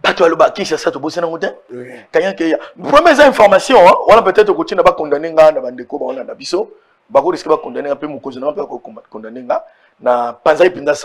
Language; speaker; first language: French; non-native, local second language; Lingala